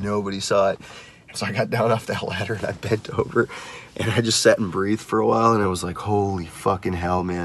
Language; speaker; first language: English; native; English